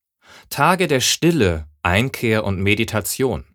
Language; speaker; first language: German; native; German